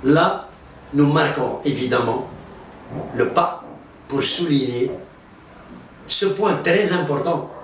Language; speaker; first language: French; non-native, local second language; Arabic